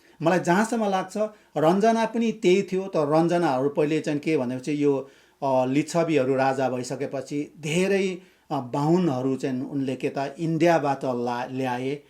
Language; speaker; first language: Nepali; non-native, local second language; Limbu